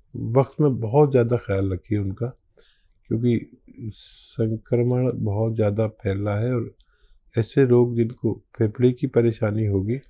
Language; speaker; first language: Hindi; native; Hindi